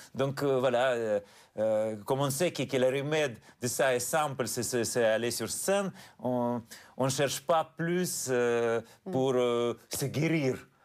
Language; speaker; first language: French; non-native, fluent; Russian